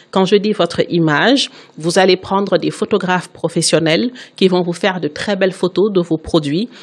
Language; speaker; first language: French; non-native, local second language; Wolof